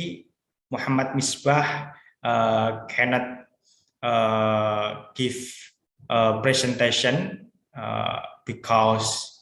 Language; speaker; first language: English; non-native, learner; Indonesian